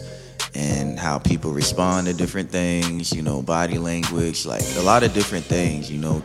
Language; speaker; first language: English; native; English